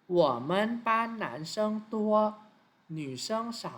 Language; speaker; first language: Chinese; non-native, fluent; Thai